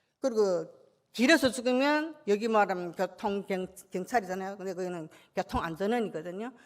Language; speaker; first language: Korean; native; Korean